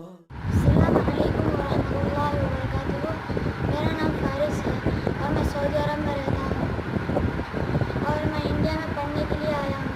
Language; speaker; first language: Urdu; early bilingual, heritage; Urdu